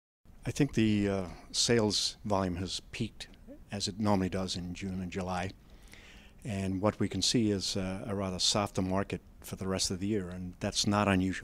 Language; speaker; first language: English; native; English